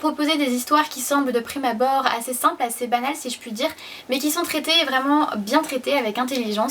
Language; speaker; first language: French; native; French